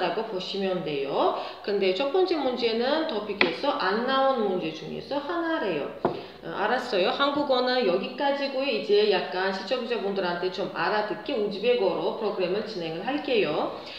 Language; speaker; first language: Korean; non-native, fluent; Uzbek